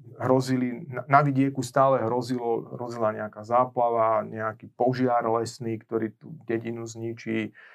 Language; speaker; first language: Slovak; native; Slovak